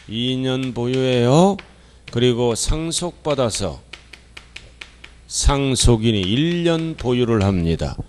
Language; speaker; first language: Korean; native; Korean